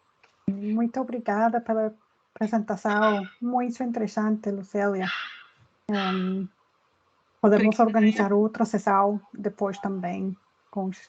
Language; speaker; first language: Portuguese; non-native, learner; English